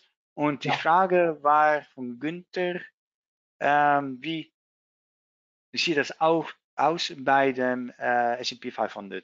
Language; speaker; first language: German; non-native, learner; Dutch